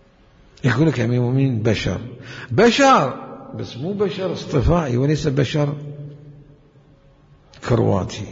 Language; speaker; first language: Arabic; native; Arabic